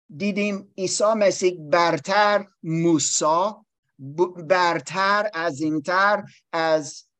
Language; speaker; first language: Persian; non-native, learner; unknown